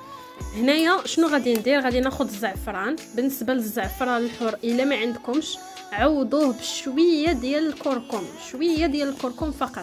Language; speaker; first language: Arabic; native; Arabic